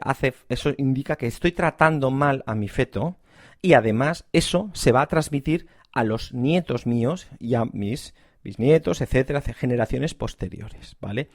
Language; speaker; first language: Spanish; native; Spanish